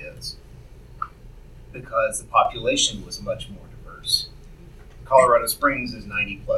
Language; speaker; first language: English; native; English